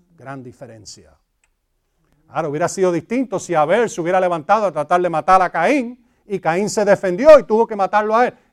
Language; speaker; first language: Spanish; early bilingual, heritage; Spanish